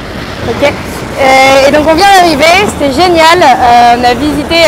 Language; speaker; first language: French; native; French